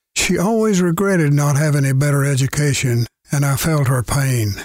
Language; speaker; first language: English; native; English